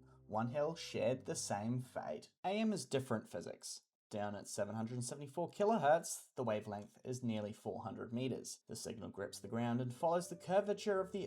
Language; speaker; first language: English; native; English